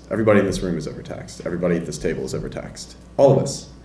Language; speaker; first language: English; native; English